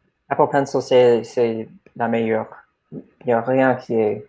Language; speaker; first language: French; non-native, fluent; English